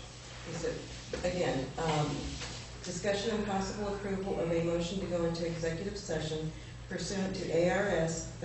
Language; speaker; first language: English; native; English